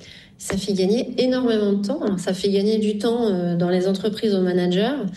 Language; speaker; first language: French; native; French